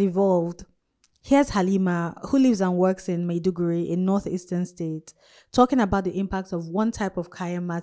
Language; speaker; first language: English; non-native, local second language; Hausa